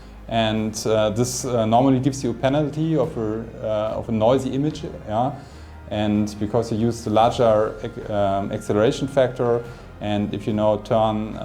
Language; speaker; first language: English; non-native, fluent; German